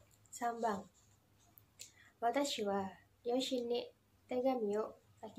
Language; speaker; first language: Japanese; non-native, learner; Indonesian